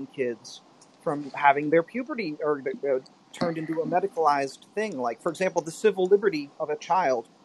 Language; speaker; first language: English; early bilingual, other home language; Filipino